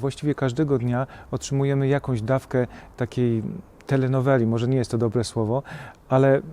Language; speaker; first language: Polish; native; Polish